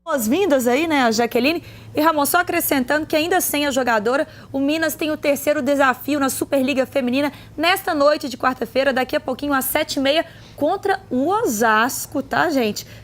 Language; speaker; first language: Portuguese; native; Portuguese